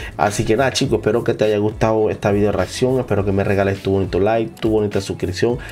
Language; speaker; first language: Spanish; native; Spanish